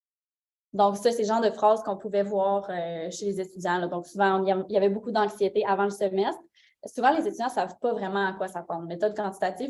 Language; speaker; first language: French; native; French